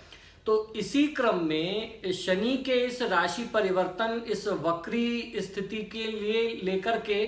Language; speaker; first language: Hindi; native; Hindi